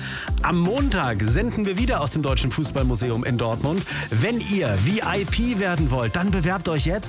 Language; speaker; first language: German; native; German